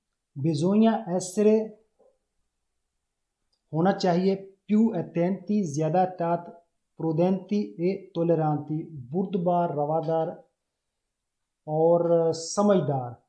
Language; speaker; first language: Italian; non-native, learner; Urdu